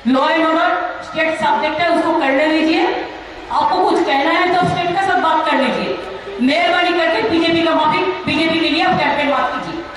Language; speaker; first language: Hindi; non-native, local second language; Bangla